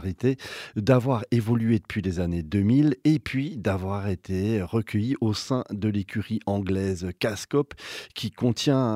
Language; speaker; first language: French; native; French